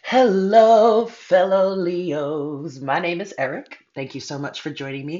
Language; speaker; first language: English; native; English